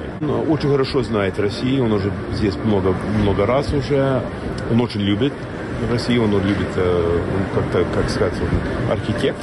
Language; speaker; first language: Russian; non-native, fluent; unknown